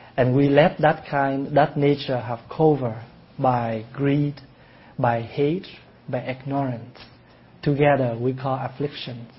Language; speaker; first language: English; non-native, fluent; Vietnamese